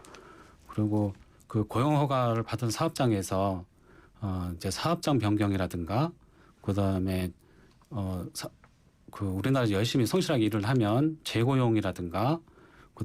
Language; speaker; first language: Korean; native; Korean